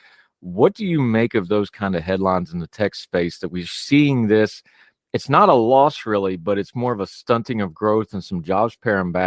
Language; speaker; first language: English; native; English